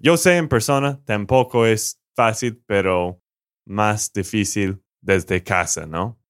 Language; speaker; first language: Spanish; non-native, fluent; English